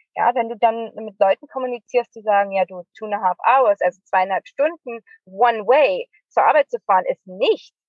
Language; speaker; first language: German; native; German